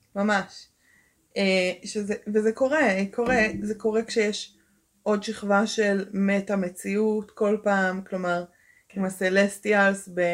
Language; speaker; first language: Hebrew; early bilingual, other home language; Russian